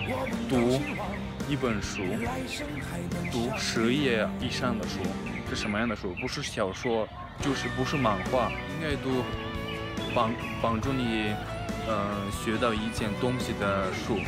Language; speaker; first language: Chinese; non-native, fluent; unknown